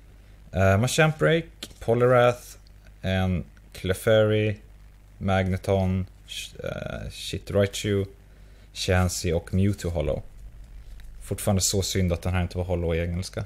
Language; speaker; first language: Swedish; native; Swedish